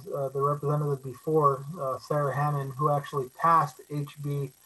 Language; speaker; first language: English; native; English